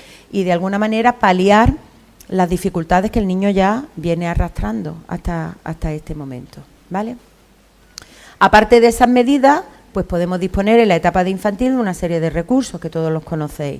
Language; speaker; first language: Spanish; native; Spanish